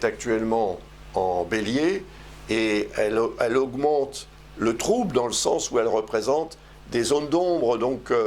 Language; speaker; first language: French; native; French